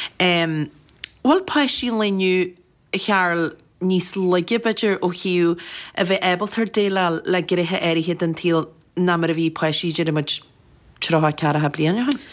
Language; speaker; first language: Irish; native; Irish